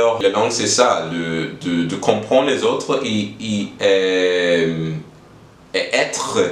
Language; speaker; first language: French; non-native, learner; English